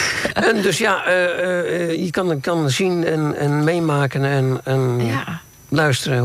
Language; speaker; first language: Dutch; native; Dutch